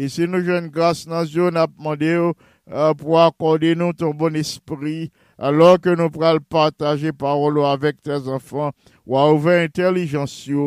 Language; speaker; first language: French; non-native, local second language; Haitian Creole